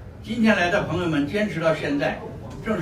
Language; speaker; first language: Chinese; native; Chinese